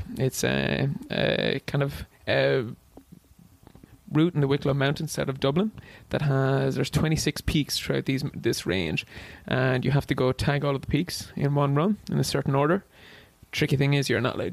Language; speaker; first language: English; native; English